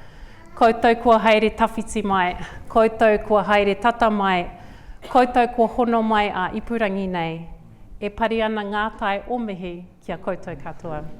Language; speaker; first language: Māori; non-native, local second language; English